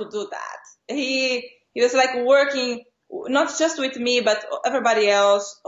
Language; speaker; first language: English; non-native, fluent; Portuguese